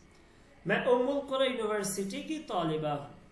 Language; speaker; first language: Hindi; non-native, learner; Bangla